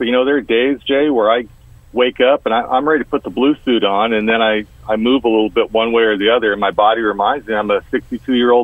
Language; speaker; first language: English; native; English